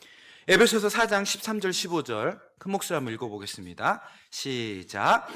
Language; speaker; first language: Korean; native; Korean